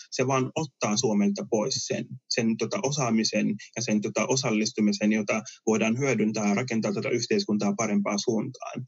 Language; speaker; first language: Finnish; early bilingual, other home language; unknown